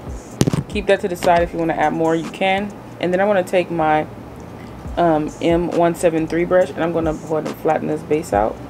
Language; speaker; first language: English; native; English